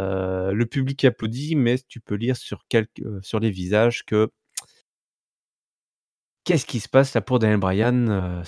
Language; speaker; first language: French; native; French